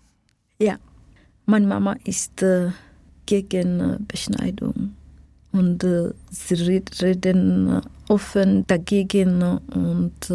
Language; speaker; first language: German; non-native, fluent; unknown